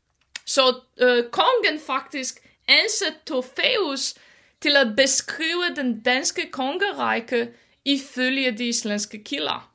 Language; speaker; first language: Danish; non-native, fluent; Polish